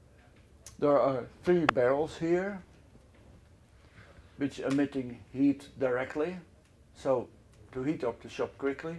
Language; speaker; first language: English; non-native, fluent; Dutch